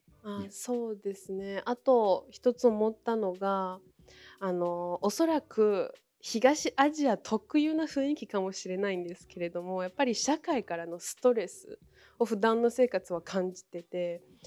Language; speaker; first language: Japanese; non-native, fluent; Chinese